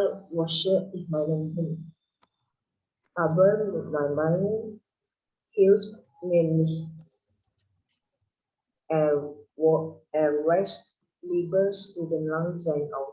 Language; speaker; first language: German; non-native, learner; Indonesian